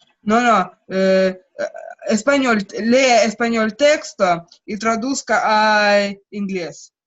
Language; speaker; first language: Spanish; non-native, learner; Russian